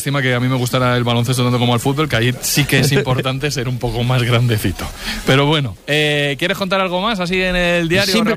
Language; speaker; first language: Spanish; native; Spanish